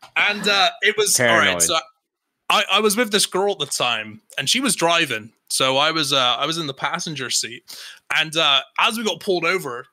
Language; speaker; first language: English; native; English